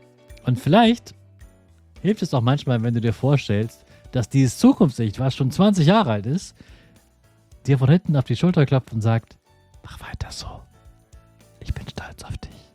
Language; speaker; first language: German; native; German